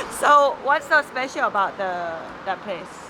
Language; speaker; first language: English; non-native, fluent; Thai